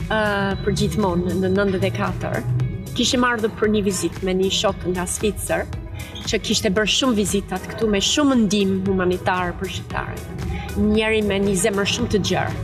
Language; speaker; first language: Albanian; non-native, learner; English